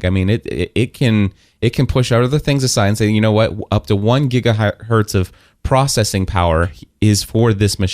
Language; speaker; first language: English; native; English